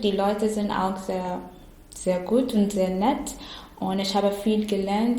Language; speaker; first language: German; non-native, learner; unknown